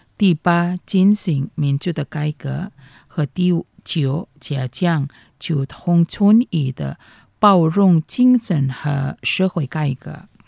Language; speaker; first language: Chinese; non-native, fluent; Indonesian